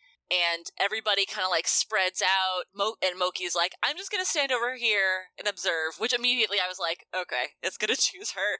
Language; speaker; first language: English; native; English